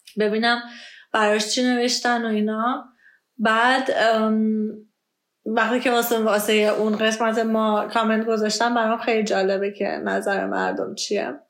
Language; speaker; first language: Persian; early bilingual, heritage; Persian